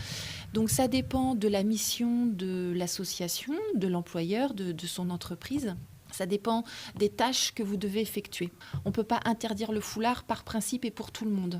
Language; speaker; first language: French; native; French